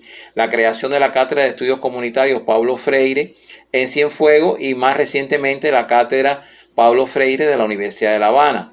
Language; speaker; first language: Spanish; native; Spanish